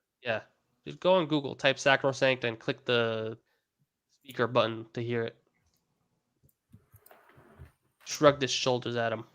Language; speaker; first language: English; native; English